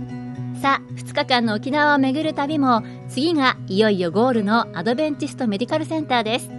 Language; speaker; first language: Japanese; native; Japanese